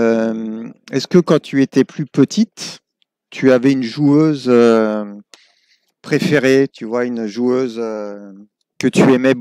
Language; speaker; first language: French; native; French